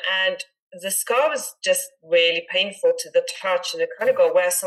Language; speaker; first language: English; native; English